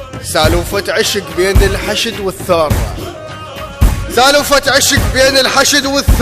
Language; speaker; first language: Arabic; native; Arabic